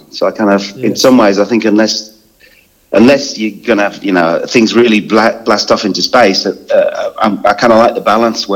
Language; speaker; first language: English; native; English